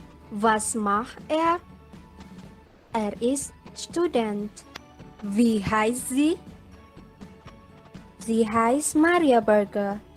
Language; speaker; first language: German; non-native, learner; Indonesian